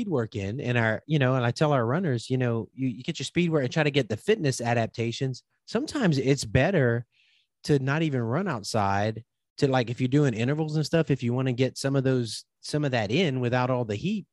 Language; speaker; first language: English; native; English